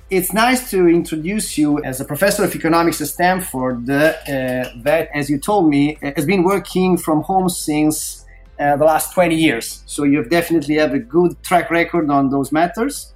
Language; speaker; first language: English; non-native, fluent; Italian